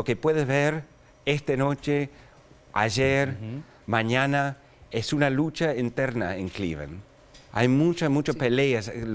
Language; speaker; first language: Spanish; non-native, fluent; English